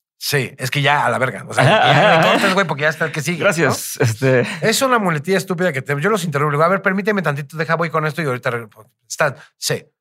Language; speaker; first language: Spanish; native; Spanish